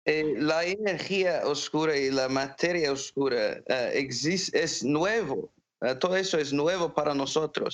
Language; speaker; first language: Spanish; non-native, fluent; English